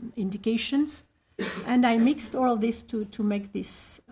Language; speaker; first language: English; non-native, fluent; French